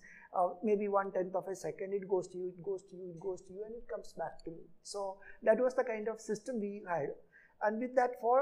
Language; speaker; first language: English; non-native, local second language; Malayalam